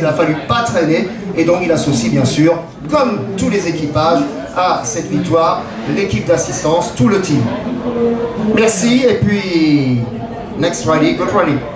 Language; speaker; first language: French; native; French